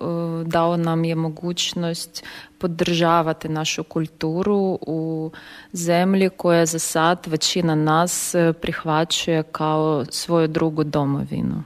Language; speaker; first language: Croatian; non-native, fluent; Ukrainian